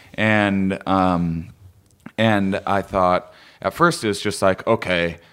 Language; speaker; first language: English; native; English